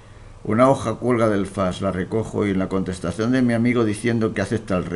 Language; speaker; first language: Spanish; native; Spanish